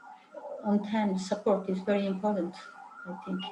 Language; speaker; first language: English; non-native, learner; Mongolian